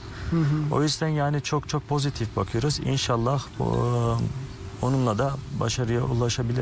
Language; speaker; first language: Turkish; early bilingual, heritage; Turkish